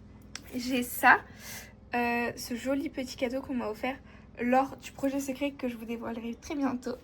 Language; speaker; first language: French; native; French